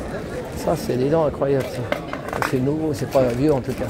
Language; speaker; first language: French; native; French